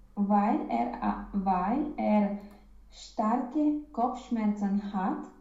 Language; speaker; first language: German; non-native, learner; Romanian